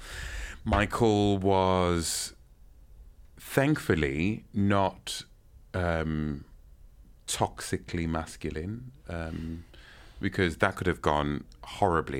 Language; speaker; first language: English; non-native, local second language; Yoruba